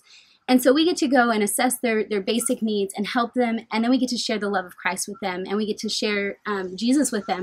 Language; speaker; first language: English; native; English